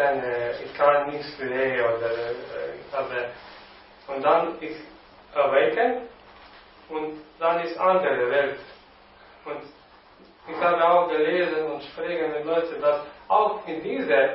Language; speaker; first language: German; non-native, learner; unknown